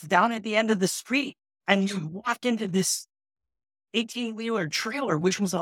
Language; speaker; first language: English; native; English